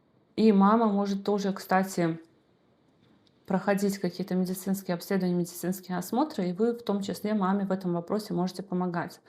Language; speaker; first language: Russian; native; Russian